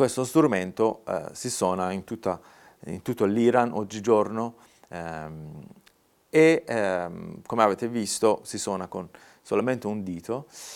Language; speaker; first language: Italian; non-native, fluent; Persian